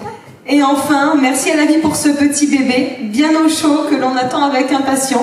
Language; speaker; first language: French; native; French